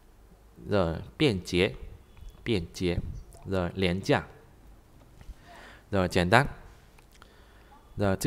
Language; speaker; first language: Chinese; non-native, fluent; Vietnamese